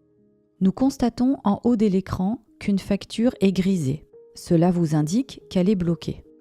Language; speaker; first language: French; native; French